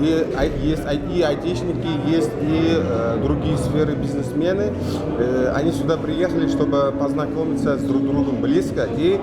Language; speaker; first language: Russian; non-native, local second language; Uzbek